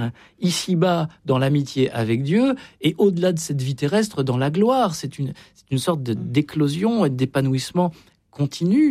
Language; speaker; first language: French; native; French